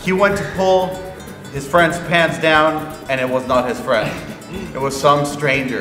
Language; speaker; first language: English; non-native, fluent; Spanish